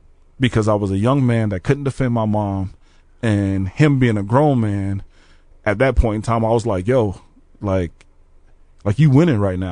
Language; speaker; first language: English; native; English